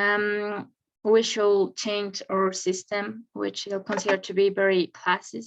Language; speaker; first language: English; non-native, learner; Spanish